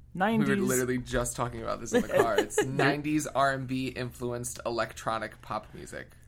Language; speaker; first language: English; native; English